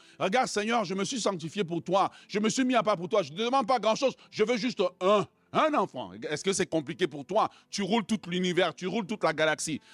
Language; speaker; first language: French; non-native, local second language; Lingala